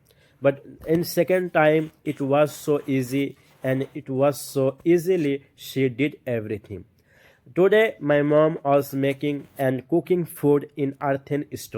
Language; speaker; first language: English; non-native, learner; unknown